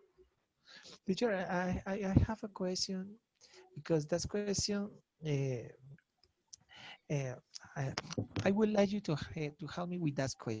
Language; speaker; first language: English; non-native, learner; Spanish